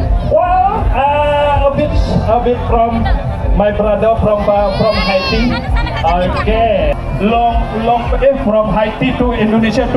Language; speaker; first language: English; non-native, learner; Indonesian